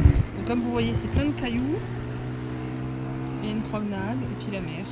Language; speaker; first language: French; native; French